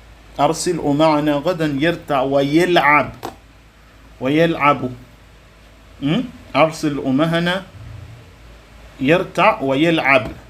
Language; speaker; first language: Arabic; non-native, fluent; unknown